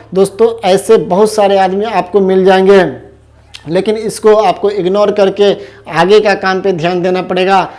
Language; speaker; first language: Hindi; native; Hindi